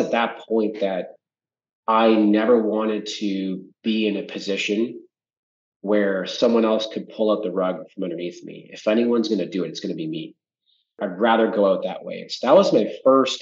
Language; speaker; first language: English; native; English